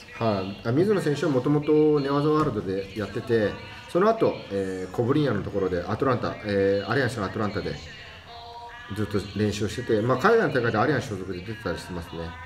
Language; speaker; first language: Japanese; native; Japanese